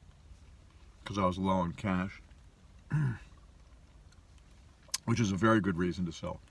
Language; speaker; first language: English; native; English